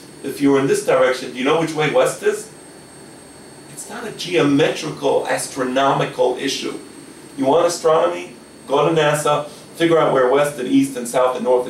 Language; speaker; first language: English; native; English